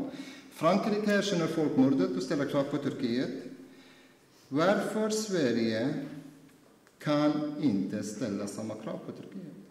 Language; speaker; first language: Swedish; non-native, fluent; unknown